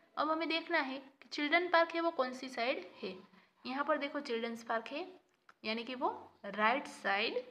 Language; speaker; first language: Hindi; non-native, local second language; Gujarati